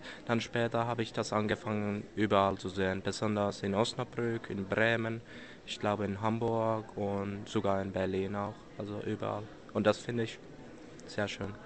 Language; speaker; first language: German; non-native, fluent; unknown